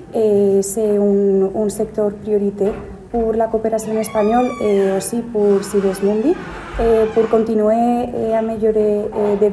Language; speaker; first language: French; non-native, learner; Spanish